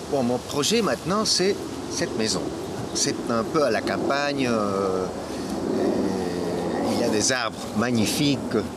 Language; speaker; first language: French; non-native, learner; Spanish